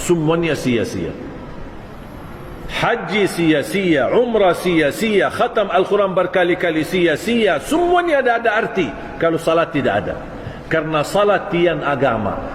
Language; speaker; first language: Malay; non-native, fluent; Arabic